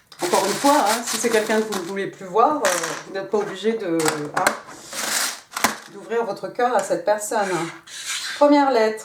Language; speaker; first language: French; native; French